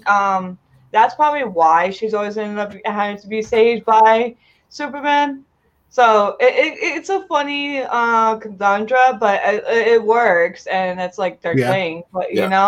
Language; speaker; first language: English; non-native, fluent; Uzbek